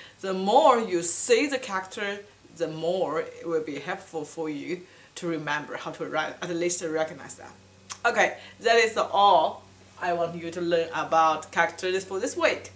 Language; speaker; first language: English; non-native, fluent; Chinese